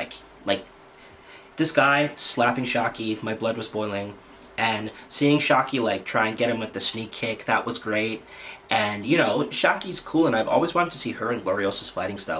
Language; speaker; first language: English; native; English